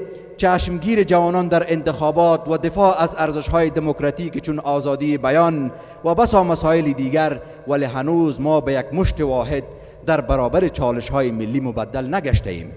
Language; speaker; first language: Persian; native; Persian